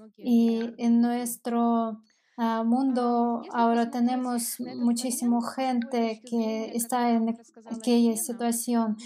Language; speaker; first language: Spanish; non-native, learner; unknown